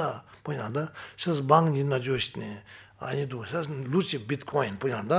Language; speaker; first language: Russian; non-native, learner; Tibetan